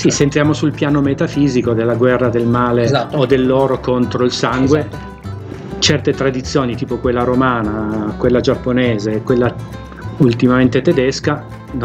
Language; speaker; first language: Italian; native; Italian